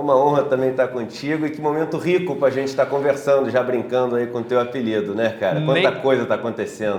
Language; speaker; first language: Portuguese; native; Portuguese